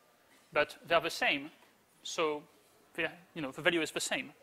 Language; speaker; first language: English; native; English